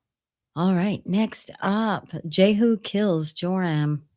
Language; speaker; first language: English; native; English